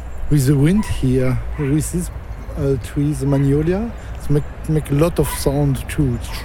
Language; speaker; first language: English; non-native, learner; French